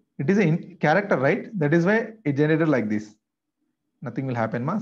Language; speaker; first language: English; non-native, local second language; Telugu